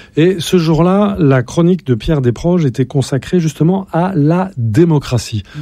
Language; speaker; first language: French; native; French